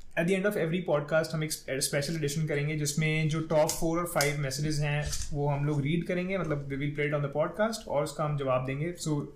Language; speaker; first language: Hindi; non-native, local second language; Punjabi